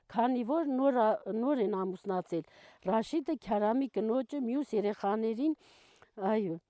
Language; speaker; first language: Armenian; non-native, local second language; Kurdish